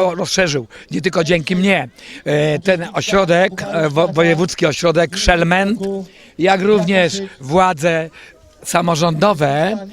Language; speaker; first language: Polish; native; Polish